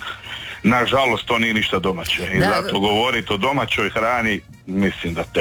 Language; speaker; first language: Serbian; native; Serbian